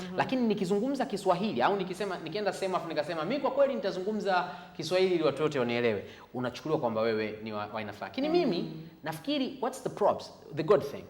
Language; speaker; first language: Swahili; native; Swahili